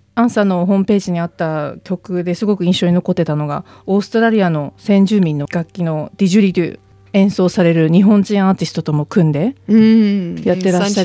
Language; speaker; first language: Japanese; native; Japanese